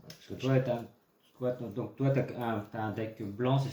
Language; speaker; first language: French; native; French